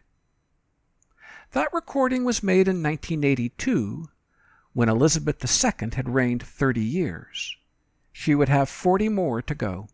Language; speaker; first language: English; native; English